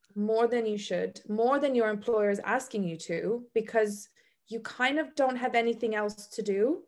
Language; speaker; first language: English; non-native, fluent; Bosnian